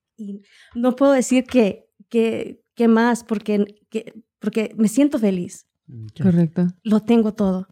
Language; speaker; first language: Spanish; early bilingual, heritage; Spanish